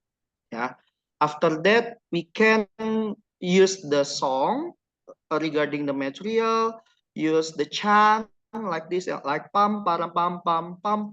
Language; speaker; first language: English; non-native, learner; Indonesian